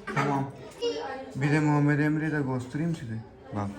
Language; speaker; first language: Turkish; non-native, learner; Urdu